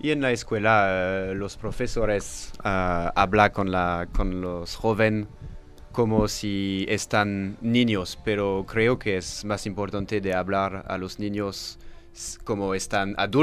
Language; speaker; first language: Spanish; non-native, learner; French